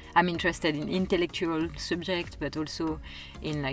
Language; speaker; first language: English; non-native, fluent; French